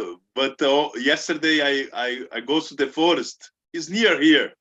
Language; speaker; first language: English; non-native, learner; Portuguese